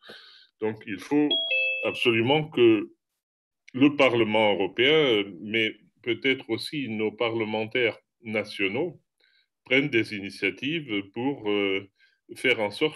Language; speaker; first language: French; non-native, fluent; German